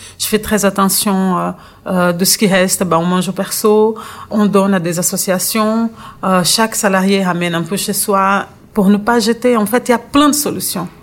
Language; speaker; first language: French; non-native, fluent; Portuguese